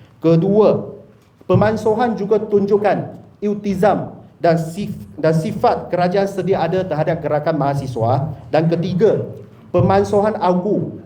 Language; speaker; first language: Malay; non-native, local second language; Chinese